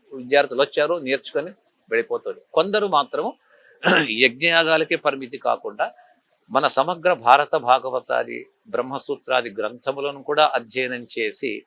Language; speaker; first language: Telugu; native; Telugu